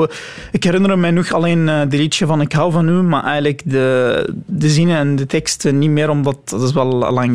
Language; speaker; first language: Dutch; non-native, learner; Arabic